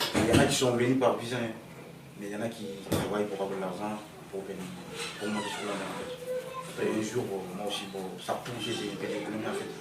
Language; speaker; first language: French; non-native, local second language; Soninke